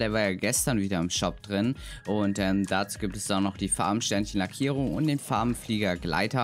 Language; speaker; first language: German; native; German